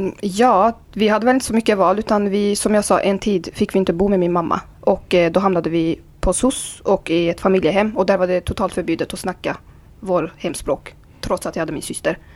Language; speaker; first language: Swedish; early bilingual, other home language; Azerbaijani